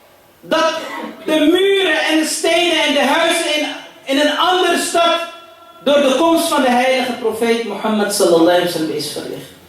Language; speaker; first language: Dutch; early bilingual, other home language; Urdu